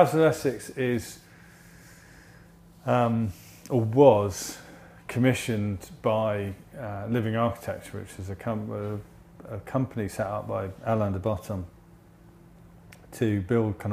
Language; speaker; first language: English; native; English